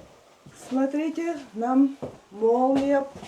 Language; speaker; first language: Russian; non-native, learner; Latvian